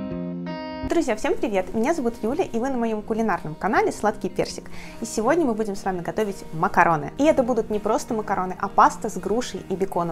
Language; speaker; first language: Russian; native; Russian